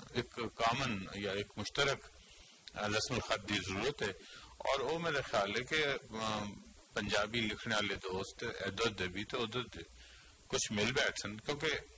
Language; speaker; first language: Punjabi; non-native, local second language; Northern Hindko